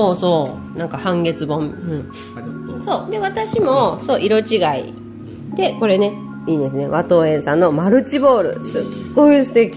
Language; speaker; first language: Japanese; native; Japanese